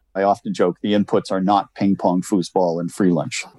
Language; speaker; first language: English; native; English